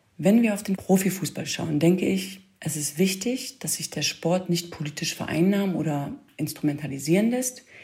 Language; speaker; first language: German; early bilingual, other home language; Kurdish